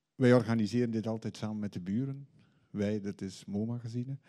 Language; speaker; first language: Dutch; native; Dutch